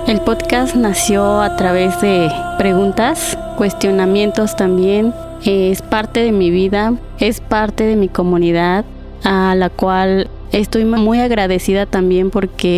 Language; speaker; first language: Spanish; non-native, local second language; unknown